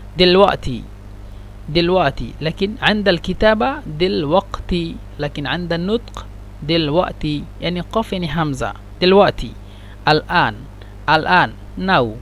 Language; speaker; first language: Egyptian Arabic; non-native, learner; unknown